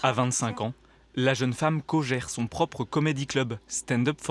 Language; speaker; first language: French; native; French